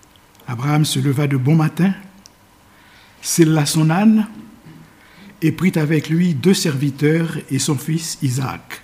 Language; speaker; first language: French; native; French